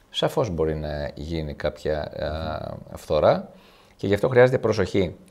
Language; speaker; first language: Greek; native; Greek